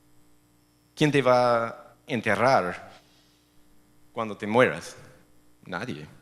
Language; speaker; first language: Spanish; non-native, fluent; English